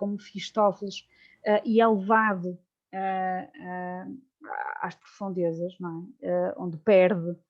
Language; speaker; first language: Portuguese; native; Portuguese